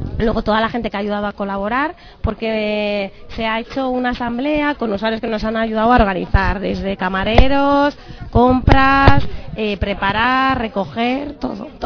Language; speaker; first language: Spanish; native; Spanish